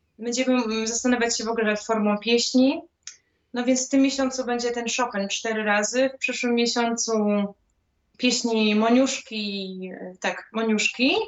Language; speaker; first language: Polish; native; Polish